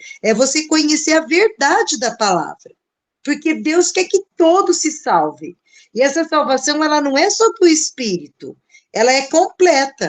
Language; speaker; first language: Portuguese; native; Portuguese